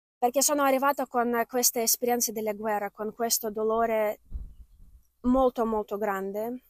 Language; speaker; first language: Italian; non-native, fluent; Ukrainian